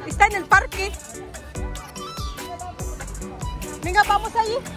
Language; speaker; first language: Spanish; non-native, fluent; Filipino